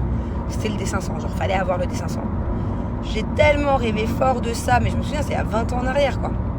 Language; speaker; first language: French; native; French